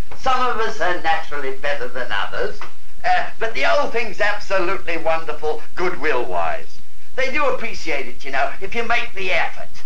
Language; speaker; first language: English; native; English